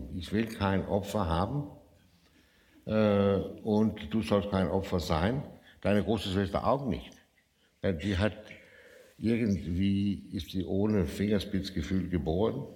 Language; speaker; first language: German; non-native, fluent; Danish